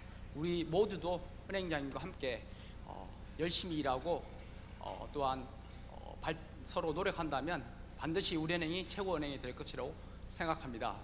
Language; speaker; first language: Korean; non-native, fluent; Vietnamese